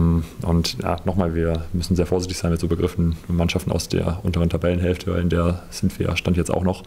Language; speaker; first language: German; native; German